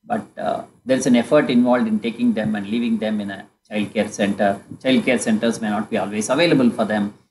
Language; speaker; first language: English; non-native, local second language; Kannada